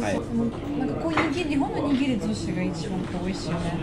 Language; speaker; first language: Japanese; non-native, fluent; Russian